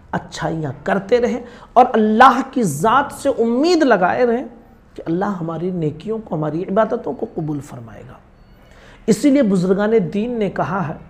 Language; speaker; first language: Hindi; native; Hindi